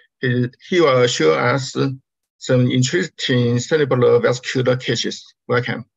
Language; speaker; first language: English; non-native, learner; Chinese